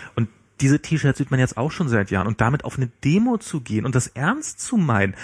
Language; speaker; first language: German; native; German